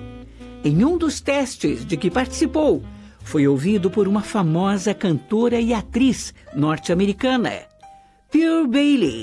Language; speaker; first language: Portuguese; native; Portuguese